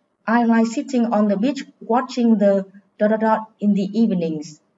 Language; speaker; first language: English; non-native, fluent; Vietnamese